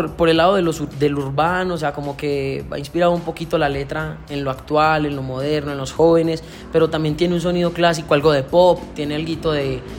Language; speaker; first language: Spanish; native; Spanish